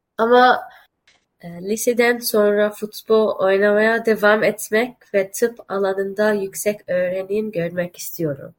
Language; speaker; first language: Turkish; early bilingual, heritage; Turkish